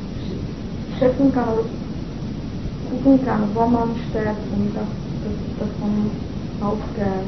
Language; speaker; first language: German; non-native, fluent; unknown